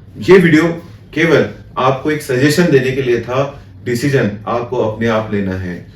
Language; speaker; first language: Hindi; native; Hindi